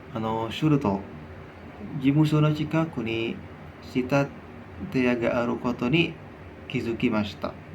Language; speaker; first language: Japanese; non-native, learner; Indonesian